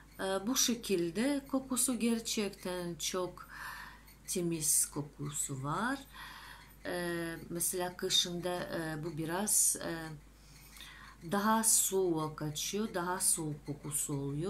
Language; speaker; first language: Turkish; non-native, fluent; Russian